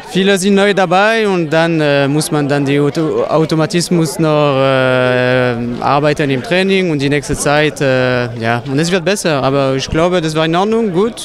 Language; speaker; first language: German; non-native, local second language; French